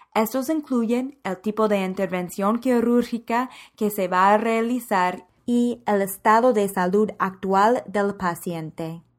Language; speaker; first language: Spanish; non-native, fluent; English